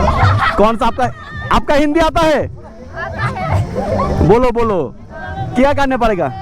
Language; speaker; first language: Hindi; non-native, learner; Bangla